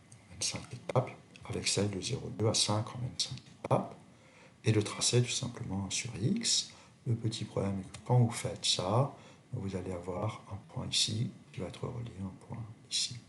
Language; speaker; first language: French; native; French